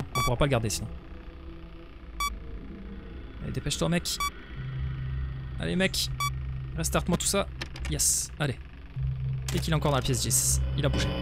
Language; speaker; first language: French; native; French